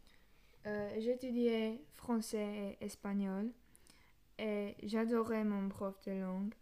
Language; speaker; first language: French; non-native, learner; English